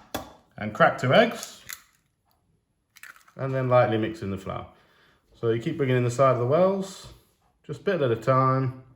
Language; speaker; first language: English; native; English